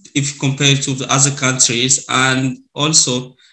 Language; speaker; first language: English; non-native, learner; Arabic